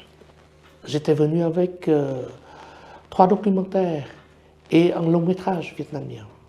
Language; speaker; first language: French; non-native, fluent; Vietnamese